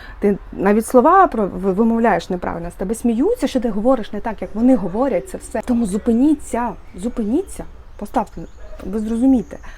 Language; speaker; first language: Ukrainian; native; Ukrainian